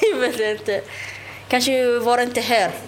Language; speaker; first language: Swedish; non-native, learner; Somali